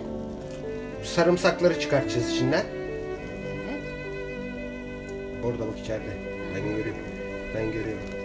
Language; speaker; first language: Turkish; native; Turkish